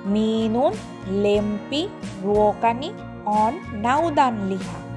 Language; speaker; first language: Finnish; non-native, learner; Bangla